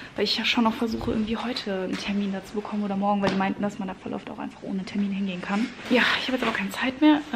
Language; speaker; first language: German; native; German